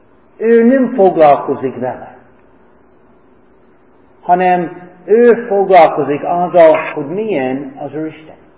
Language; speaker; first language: Hungarian; non-native, fluent; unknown